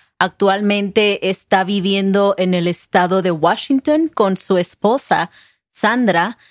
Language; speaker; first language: Spanish; native; Spanish